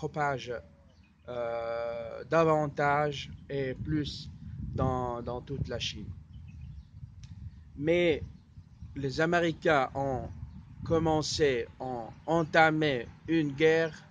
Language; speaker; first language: French; non-native, fluent; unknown